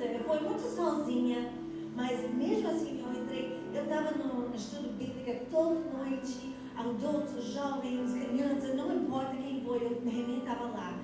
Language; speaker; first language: Portuguese; non-native, fluent; English